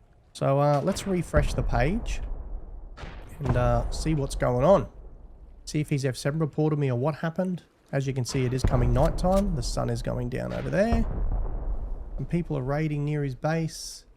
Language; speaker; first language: English; native; English